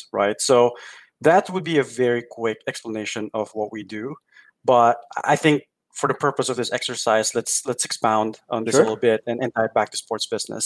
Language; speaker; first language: English; non-native, local second language; Filipino